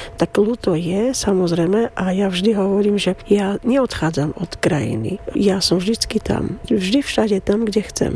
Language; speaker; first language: Slovak; non-native, fluent; Armenian